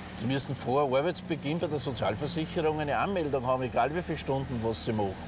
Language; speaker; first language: German; native; German